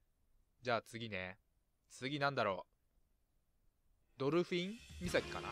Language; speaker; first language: Japanese; native; Japanese